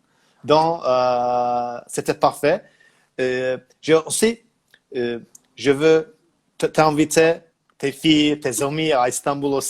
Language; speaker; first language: French; non-native, learner; Turkish